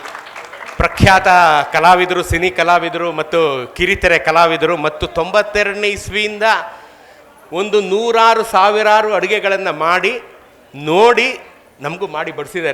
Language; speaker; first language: Kannada; native; Kannada